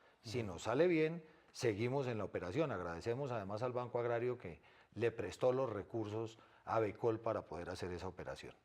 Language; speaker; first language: Spanish; native; Spanish